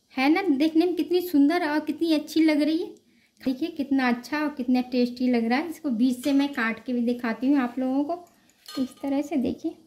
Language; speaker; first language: Hindi; native; Hindi